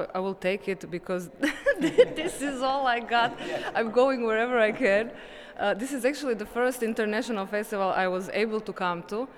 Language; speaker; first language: English; non-native, fluent; Croatian